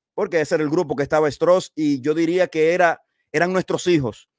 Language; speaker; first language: Spanish; native; Spanish